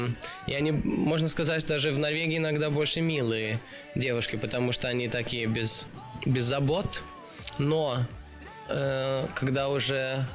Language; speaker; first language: Russian; early bilingual, other home language; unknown